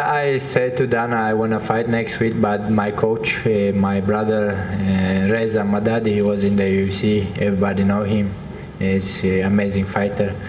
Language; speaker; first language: English; non-native, learner; Chechen